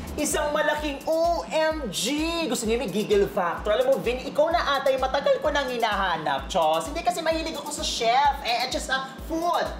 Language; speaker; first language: Filipino; native; Filipino